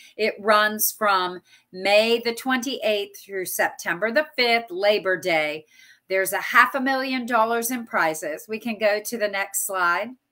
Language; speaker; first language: English; native; English